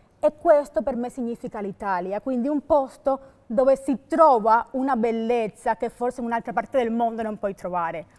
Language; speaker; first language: Italian; non-native, fluent; Spanish